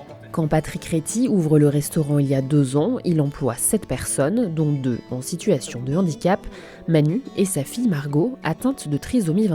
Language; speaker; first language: French; native; French